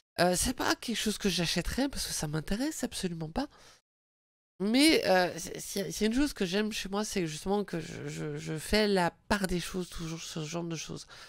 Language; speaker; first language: French; native; French